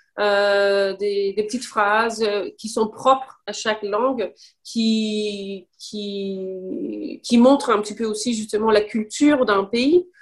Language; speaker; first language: French; non-native, fluent; English